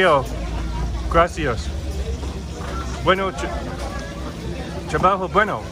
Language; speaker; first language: Spanish; non-native, learner; English